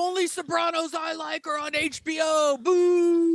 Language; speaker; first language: English; native; English